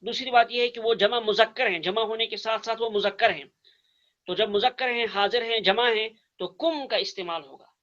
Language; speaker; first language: Urdu; non-native, local second language; Kashmiri